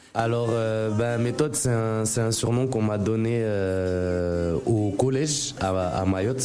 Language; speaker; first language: French; native; French